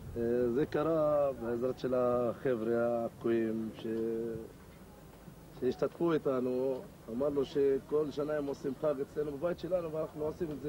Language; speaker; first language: Hebrew; non-native, local second language; Arabic